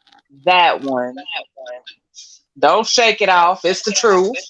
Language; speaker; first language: English; native; English